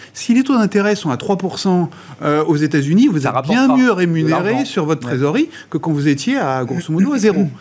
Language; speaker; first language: French; native; French